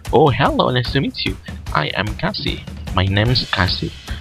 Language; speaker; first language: English; non-native, fluent; Indonesian